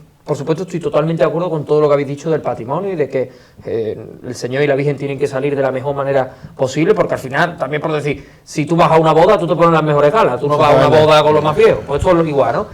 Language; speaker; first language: Spanish; native; Spanish